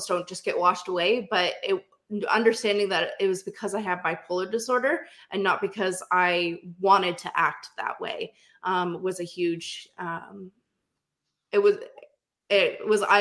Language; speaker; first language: English; native; English